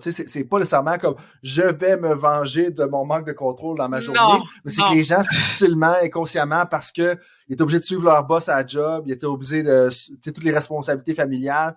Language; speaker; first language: French; native; French